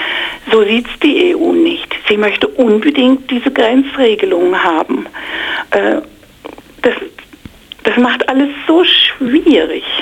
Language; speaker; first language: German; non-native, fluent; English